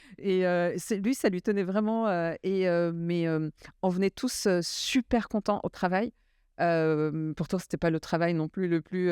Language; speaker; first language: French; early bilingual, other home language; Arabic